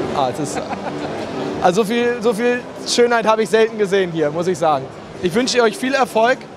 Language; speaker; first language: German; native; German